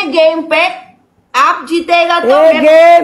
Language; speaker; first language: Hindi; non-native, learner; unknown